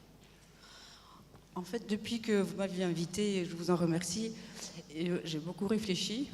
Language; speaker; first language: French; non-native, fluent; Spanish